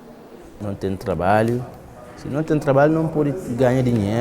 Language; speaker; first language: Portuguese; non-native, learner; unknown